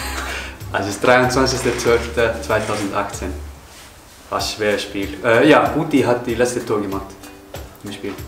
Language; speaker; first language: German; non-native, learner; Icelandic